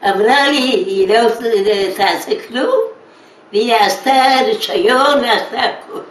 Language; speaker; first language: Hebrew; non-native, fluent; Yiddish